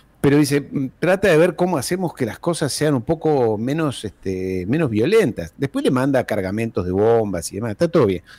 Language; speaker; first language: Spanish; early bilingual, heritage; Spanish